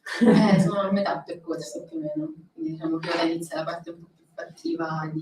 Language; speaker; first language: Italian; native; Italian